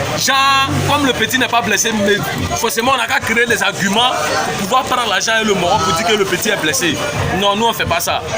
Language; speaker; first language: French; non-native, local second language; Bambara